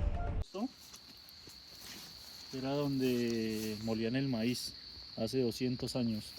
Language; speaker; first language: Spanish; native; Spanish